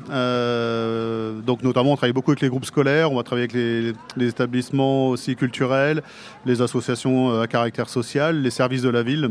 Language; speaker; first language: French; native; French